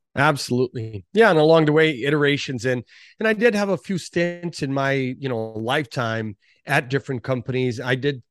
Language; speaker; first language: English; early bilingual, other home language; Portuguese